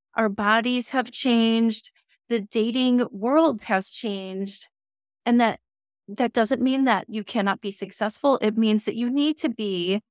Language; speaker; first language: English; native; English